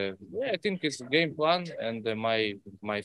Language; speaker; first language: English; non-native, learner; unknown